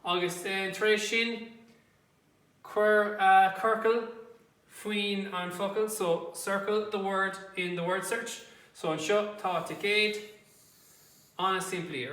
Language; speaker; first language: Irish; non-native, local second language; English